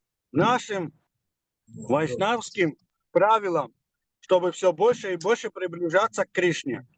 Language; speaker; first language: Russian; non-native, fluent; Georgian